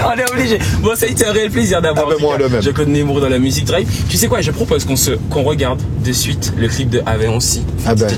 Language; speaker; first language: French; native; French